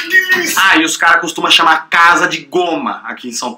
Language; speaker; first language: Portuguese; native; Portuguese